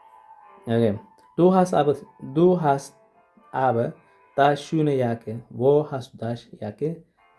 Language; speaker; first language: German; non-native, fluent; Tigrinya